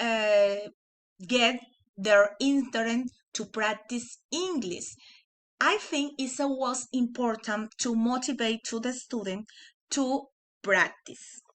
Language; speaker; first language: English; non-native, learner; Spanish